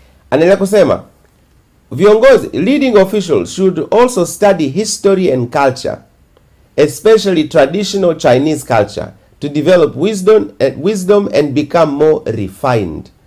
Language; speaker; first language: English; non-native, local second language; Swahili